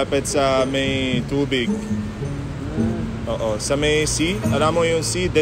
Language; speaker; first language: Filipino; non-native, learner; Arabic